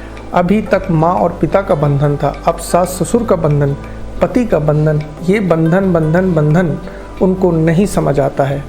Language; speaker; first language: Hindi; native; Hindi